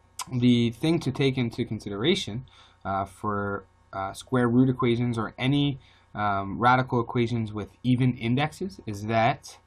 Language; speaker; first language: English; native; English